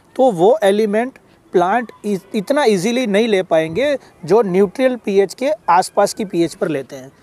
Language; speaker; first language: Hindi; non-native, local second language; Gujarati